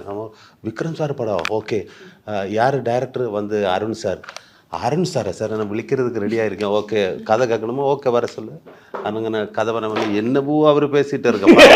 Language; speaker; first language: Tamil; non-native, learner; Malayalam